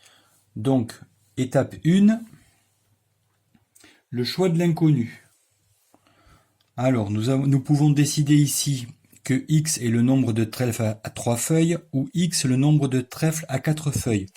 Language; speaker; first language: French; native; French